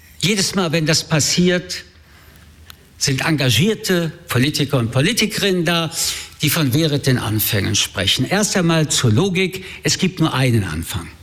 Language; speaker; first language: German; early bilingual, other home language; French